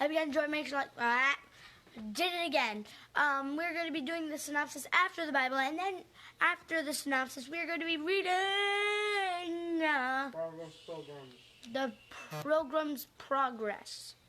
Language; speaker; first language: English; native; English